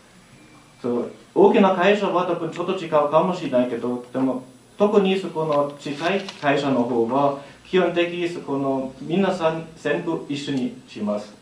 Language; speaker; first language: Japanese; non-native, learner; German